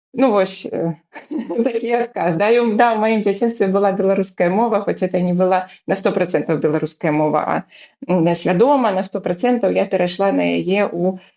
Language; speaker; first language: Belarusian; non-native, local second language; Russian